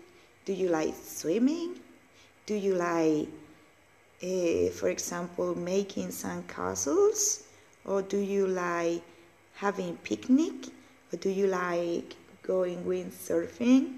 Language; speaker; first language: English; non-native, learner; Spanish